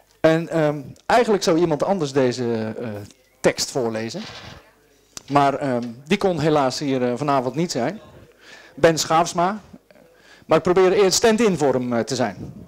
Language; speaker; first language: Dutch; native; Dutch